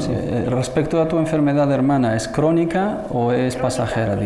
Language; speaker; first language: Spanish; native; Spanish